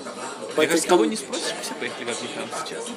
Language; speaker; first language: Russian; native; Russian